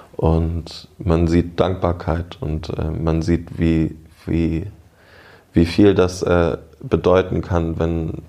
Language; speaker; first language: German; native; German